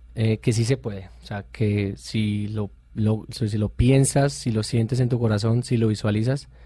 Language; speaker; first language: Spanish; native; Spanish